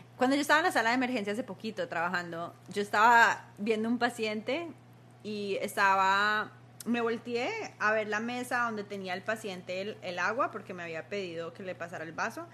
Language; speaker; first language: Spanish; early bilingual, heritage; Spanish